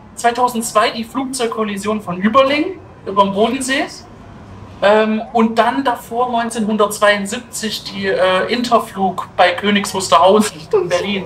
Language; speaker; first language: German; native; German